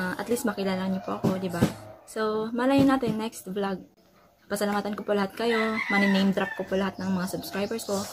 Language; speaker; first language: Filipino; non-native, local second language; Cebuano